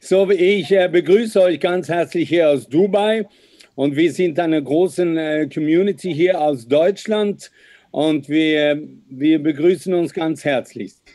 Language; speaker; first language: German; non-native, fluent; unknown